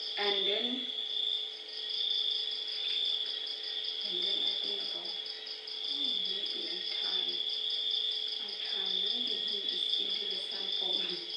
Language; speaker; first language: English; non-native, learner; Thai